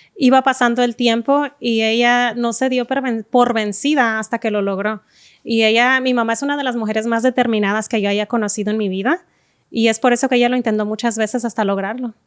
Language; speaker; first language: Spanish; native; Spanish